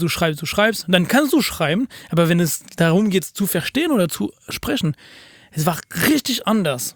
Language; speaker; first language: German; non-native, fluent; French